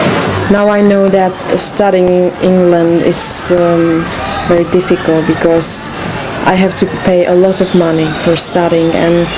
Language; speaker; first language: English; non-native, learner; Czech